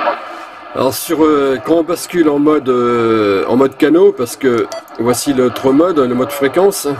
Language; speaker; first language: French; native; French